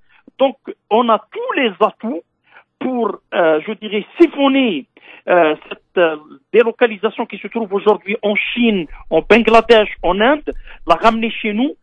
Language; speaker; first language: French; non-native, local second language; Kabyle